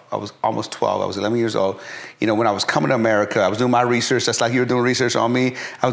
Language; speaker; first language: English; early bilingual, other home language; Persian